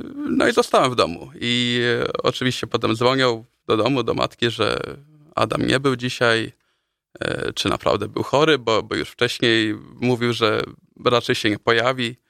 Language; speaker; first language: Polish; early bilingual, heritage; Polish